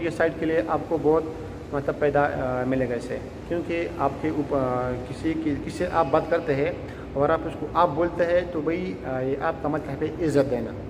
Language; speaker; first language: Hindi; non-native, local second language; Pashto